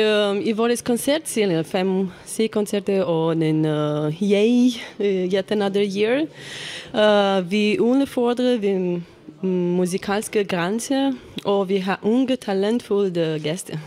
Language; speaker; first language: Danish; non-native, learner; Romanian